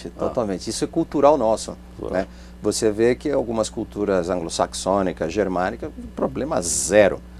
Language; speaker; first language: Portuguese; non-native, fluent; Spanish